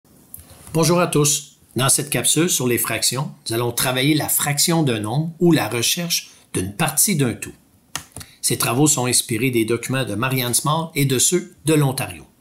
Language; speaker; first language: French; native; French